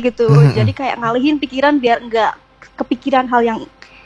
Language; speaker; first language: Indonesian; native; Indonesian